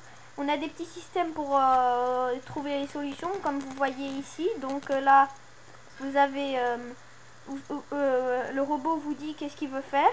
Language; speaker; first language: French; native; French